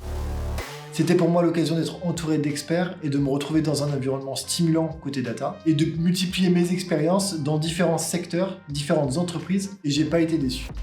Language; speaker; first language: French; native; French